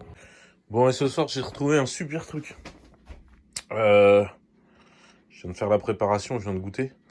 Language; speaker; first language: French; native; French